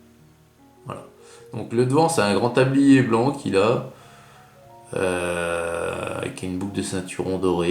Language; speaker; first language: French; native; French